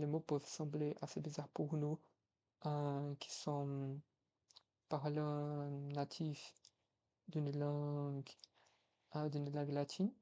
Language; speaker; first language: French; non-native, fluent; Portuguese